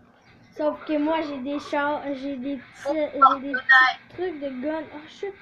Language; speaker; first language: French; native; French